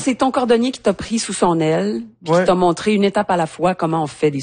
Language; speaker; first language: French; native; French